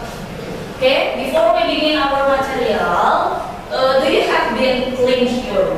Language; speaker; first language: English; non-native, learner; Indonesian